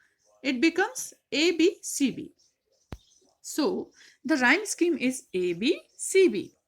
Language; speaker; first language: English; non-native, local second language; Hindi